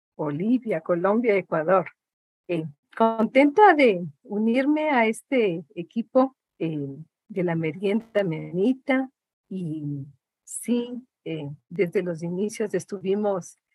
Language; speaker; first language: Spanish; native; Spanish